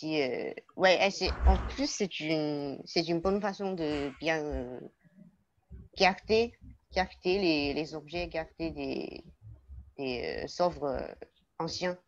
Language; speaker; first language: French; non-native, learner; Chinese